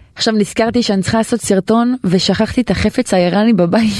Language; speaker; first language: Hebrew; native; Hebrew